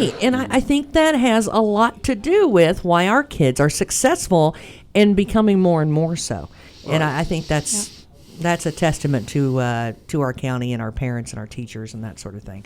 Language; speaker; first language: English; native; English